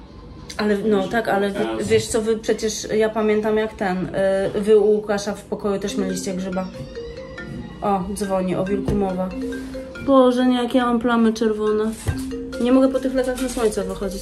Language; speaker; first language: Polish; native; Polish